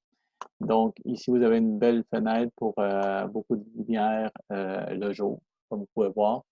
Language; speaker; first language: French; non-native, fluent; Spanish